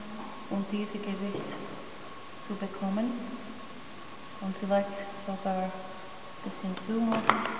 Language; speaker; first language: German; non-native, learner; English